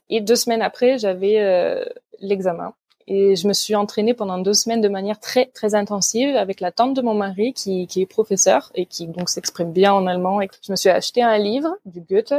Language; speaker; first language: French; native; French